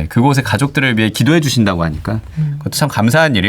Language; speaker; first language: Korean; native; Korean